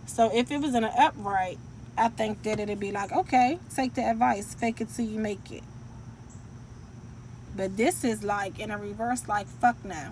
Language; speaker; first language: English; native; English